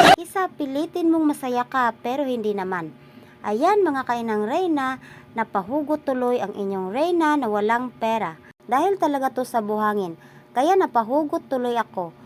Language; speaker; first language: Filipino; non-native, local second language; Cebuano